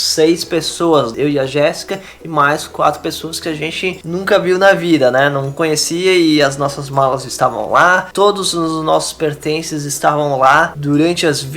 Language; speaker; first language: Portuguese; native; Portuguese